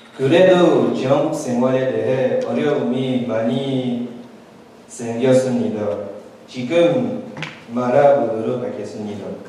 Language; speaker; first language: Korean; non-native, learner; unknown